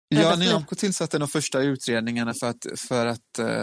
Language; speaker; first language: Swedish; native; Swedish